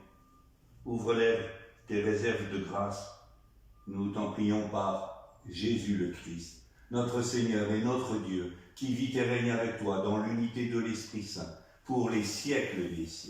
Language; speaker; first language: French; native; French